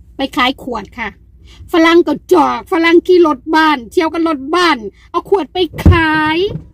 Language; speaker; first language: Thai; native; Thai